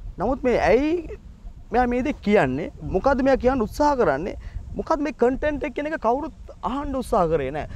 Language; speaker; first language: Sinhala; non-native, local second language; Tamil